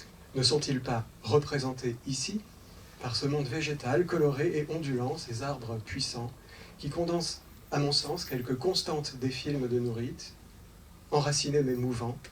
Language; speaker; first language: French; native; French